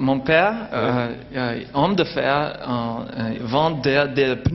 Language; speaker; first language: French; non-native, learner; English